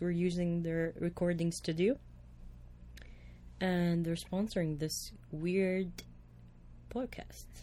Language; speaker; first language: English; non-native, fluent; Arabic